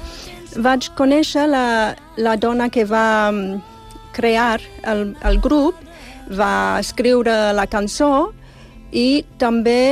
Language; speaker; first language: Catalan; non-native, fluent; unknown